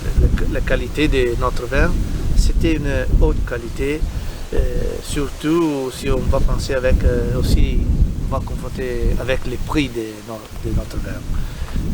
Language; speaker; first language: French; non-native, learner; Italian